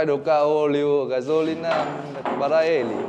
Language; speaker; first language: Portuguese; non-native, learner; Vietnamese